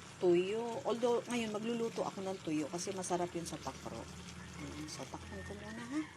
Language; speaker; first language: Filipino; non-native, local second language; Bikol